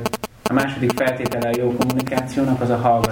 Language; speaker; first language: Hungarian; native; Hungarian